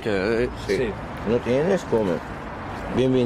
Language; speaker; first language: Spanish; non-native, learner; Arabic